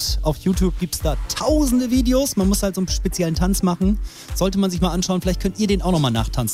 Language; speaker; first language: German; native; German